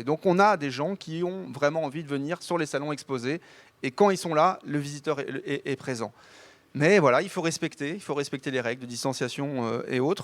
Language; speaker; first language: French; native; French